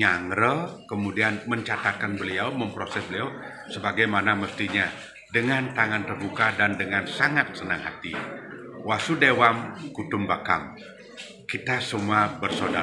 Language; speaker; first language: Indonesian; native; Indonesian